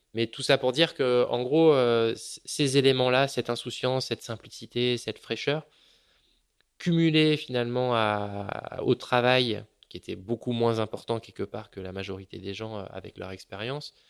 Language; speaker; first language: French; native; French